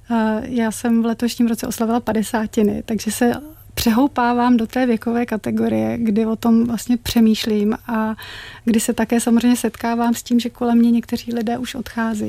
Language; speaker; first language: Czech; native; Czech